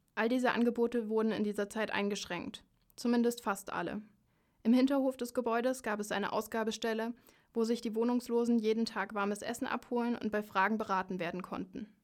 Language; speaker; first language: German; native; German